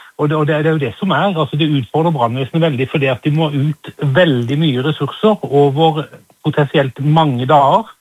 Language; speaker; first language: Norwegian; native; Norwegian